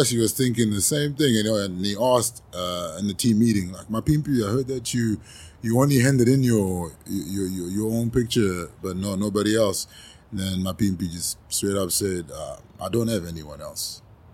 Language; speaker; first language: English; non-native, local second language; Shona